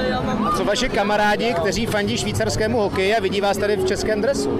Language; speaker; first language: Czech; native; Czech